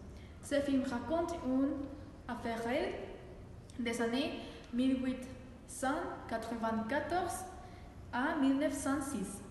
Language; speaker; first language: French; non-native, fluent; Spanish